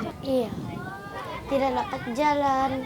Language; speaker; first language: Indonesian; non-native, local second language; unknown